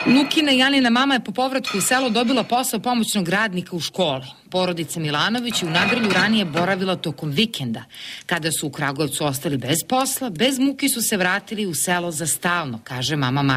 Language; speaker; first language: Serbian; native; Serbian